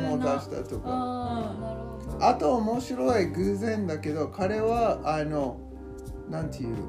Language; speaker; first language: Japanese; non-native, learner; English